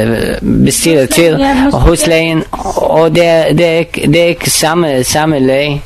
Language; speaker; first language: Danish; non-native, learner; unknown